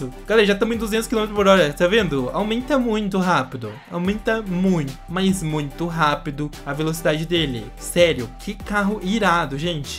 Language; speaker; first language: Portuguese; native; Portuguese